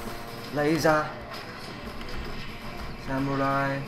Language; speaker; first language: Japanese; non-native, learner; English